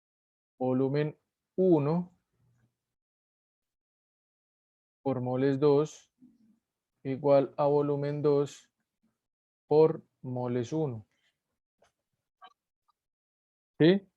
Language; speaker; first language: Spanish; native; Spanish